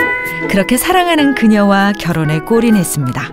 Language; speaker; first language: Korean; native; Korean